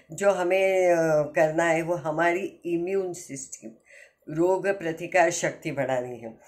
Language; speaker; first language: Hindi; non-native, local second language; Marathi